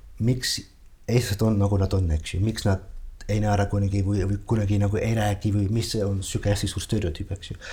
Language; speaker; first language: Estonian; non-native, fluent; Dutch